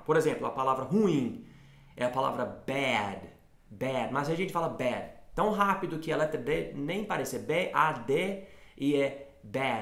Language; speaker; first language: Portuguese; non-native, fluent; English